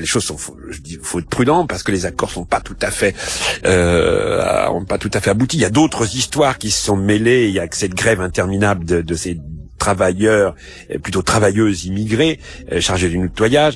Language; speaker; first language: French; native; French